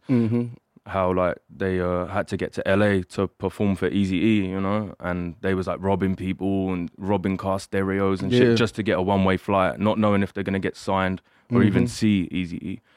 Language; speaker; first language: English; native; English